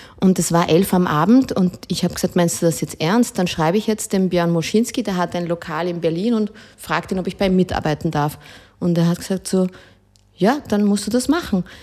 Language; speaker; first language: German; early bilingual, other home language; Spanish